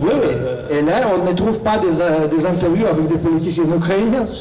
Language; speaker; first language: French; non-native, fluent; Russian